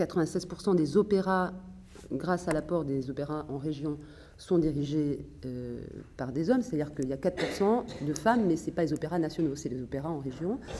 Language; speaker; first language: French; native; French